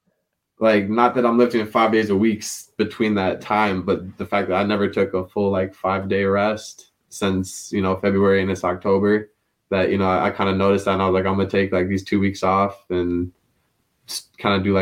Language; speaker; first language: English; native; English